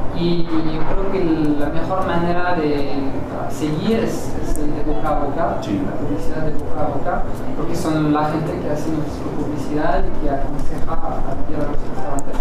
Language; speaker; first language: Spanish; non-native, fluent; French